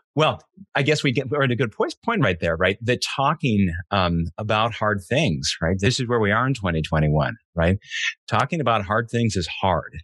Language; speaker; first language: English; native; English